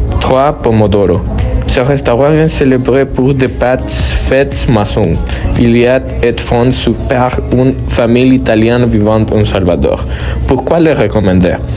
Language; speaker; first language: French; non-native, learner; Spanish